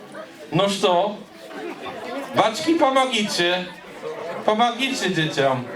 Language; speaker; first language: Polish; non-native, learner; Belarusian